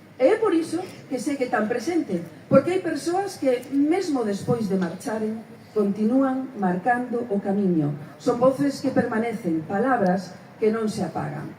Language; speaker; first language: Galician; early bilingual, heritage; Spanish